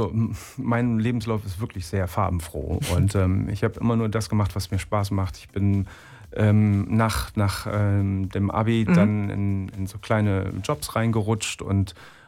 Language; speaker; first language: German; native; German